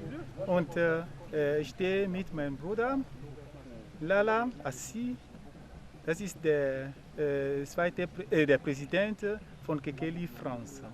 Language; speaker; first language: German; non-native, fluent; Ewe